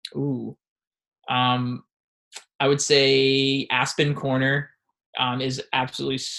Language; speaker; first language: English; native; English